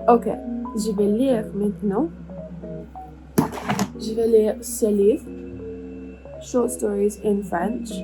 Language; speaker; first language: French; non-native, learner; English